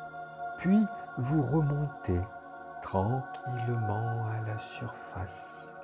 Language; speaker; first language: French; native; French